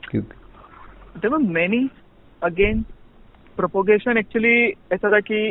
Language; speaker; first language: Hindi; non-native, local second language; Gujarati